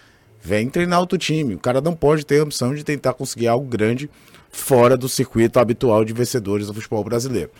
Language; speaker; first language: Portuguese; native; Portuguese